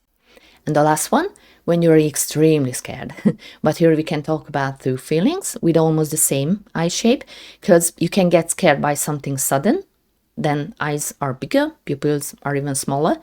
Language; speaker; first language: English; non-native, fluent; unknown